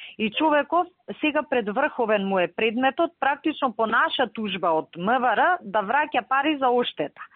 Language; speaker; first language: Macedonian; native; Macedonian